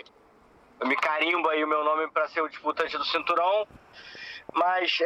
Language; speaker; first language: Portuguese; native; Portuguese